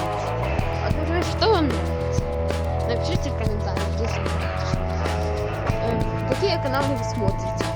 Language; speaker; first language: Russian; non-native, local second language; Ukrainian